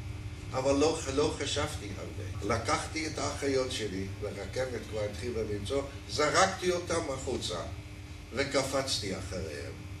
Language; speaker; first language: Hebrew; non-native, fluent; Dutch